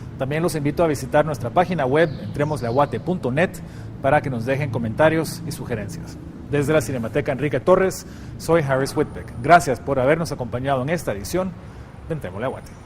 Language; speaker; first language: Spanish; native; Spanish